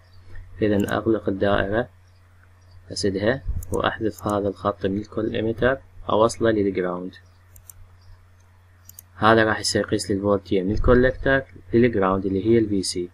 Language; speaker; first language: Arabic; native; Arabic